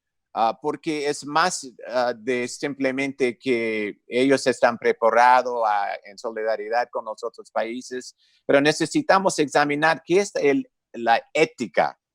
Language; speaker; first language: Spanish; non-native, fluent; English